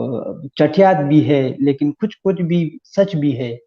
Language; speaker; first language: Hindi; non-native, learner; Pashto